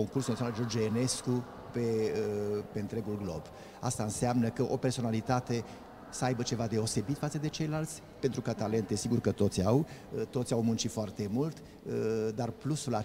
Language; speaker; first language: Romanian; native; Romanian